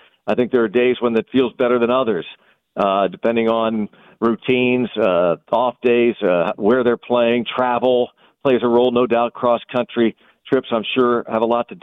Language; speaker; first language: English; native; English